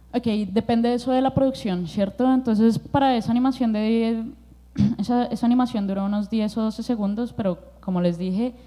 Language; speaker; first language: Spanish; native; Spanish